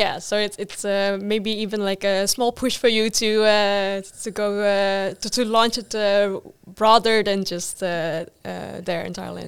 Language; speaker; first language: English; non-native, fluent; Dutch